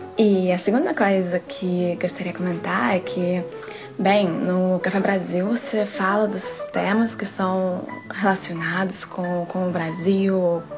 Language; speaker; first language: Portuguese; non-native, fluent; Russian